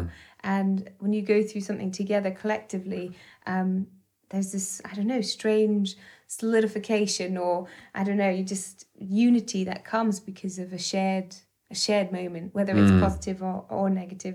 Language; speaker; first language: English; native; English